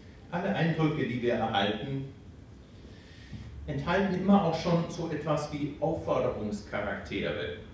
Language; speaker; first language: German; native; German